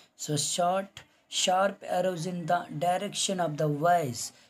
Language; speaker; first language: English; non-native, local second language; Kannada